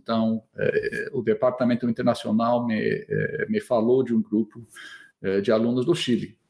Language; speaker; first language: Portuguese; non-native, fluent; English